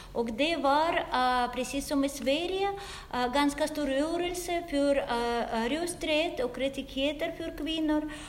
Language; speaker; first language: Swedish; non-native, fluent; Russian